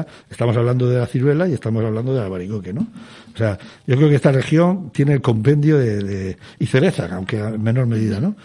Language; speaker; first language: Spanish; native; Spanish